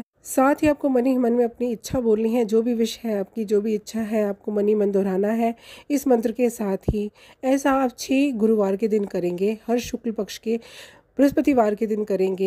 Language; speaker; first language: Hindi; native; Hindi